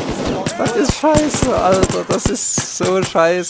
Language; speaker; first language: German; native; German